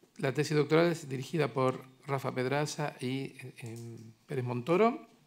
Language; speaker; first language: Spanish; native; Spanish